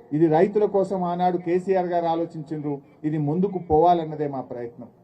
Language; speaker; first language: Telugu; native; Telugu